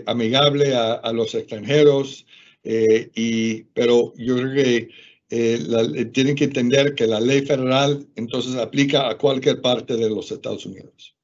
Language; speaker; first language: Spanish; non-native, fluent; English